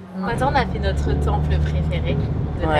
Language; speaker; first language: French; native; French